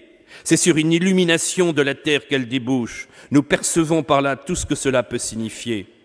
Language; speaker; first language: French; native; French